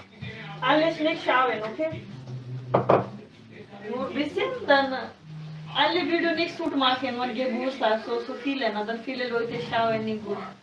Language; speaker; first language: German; non-native, learner; Hindi